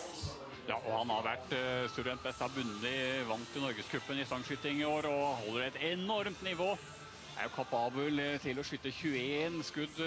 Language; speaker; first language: Norwegian; native; Norwegian